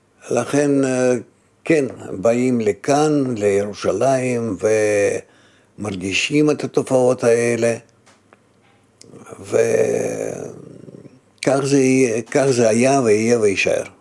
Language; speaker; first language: Hebrew; non-native, fluent; Russian